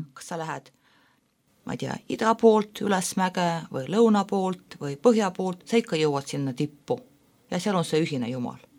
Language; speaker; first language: Estonian; non-native, local second language; Russian